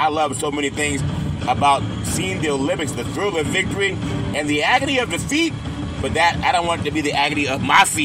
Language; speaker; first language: English; native; English